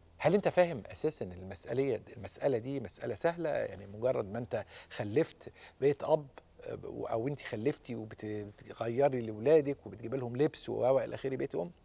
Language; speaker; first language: Arabic; native; Arabic